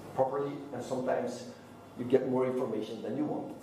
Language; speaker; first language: English; non-native, fluent; Dutch